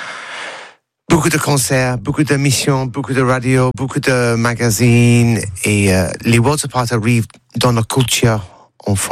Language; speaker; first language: French; non-native, learner; English